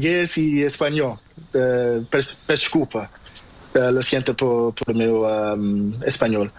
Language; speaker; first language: Spanish; non-native, learner; Portuguese